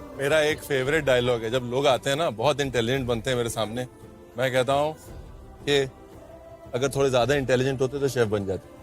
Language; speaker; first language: Hindi; native; Hindi